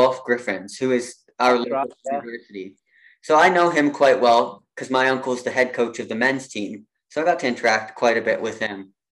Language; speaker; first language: English; native; English